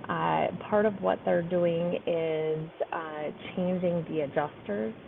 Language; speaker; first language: English; native; English